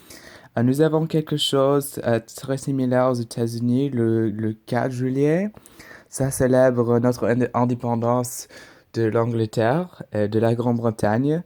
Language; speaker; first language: French; non-native, learner; English